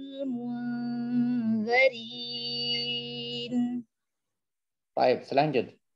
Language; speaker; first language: Arabic; non-native, fluent; Indonesian